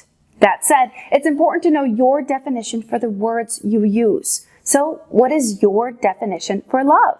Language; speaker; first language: English; native; English